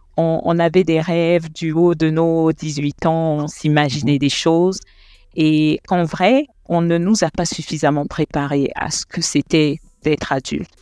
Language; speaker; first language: French; non-native, local second language; Lingala